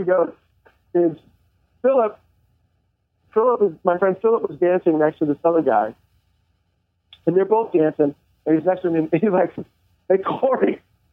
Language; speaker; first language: English; native; English